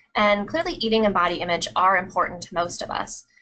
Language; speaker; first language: English; native; English